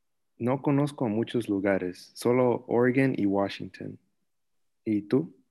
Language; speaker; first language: Spanish; early bilingual, heritage; Spanish